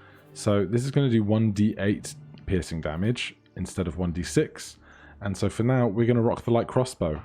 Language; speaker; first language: English; native; English